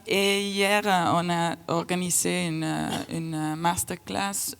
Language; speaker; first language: French; non-native, fluent; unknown